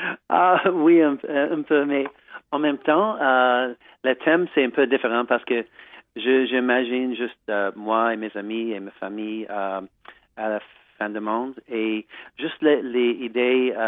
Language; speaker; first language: French; non-native, learner; English